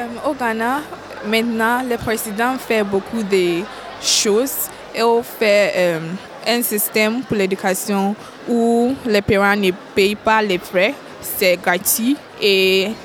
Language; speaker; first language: French; non-native, learner; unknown